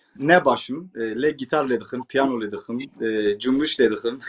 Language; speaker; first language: Kurdish; non-native, local second language; Turkish